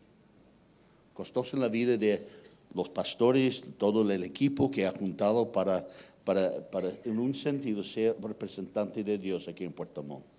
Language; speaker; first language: Spanish; non-native, fluent; English